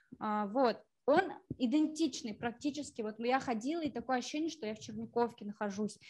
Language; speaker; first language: Russian; native; Russian